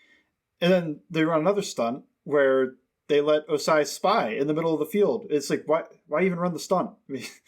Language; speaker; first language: English; native; English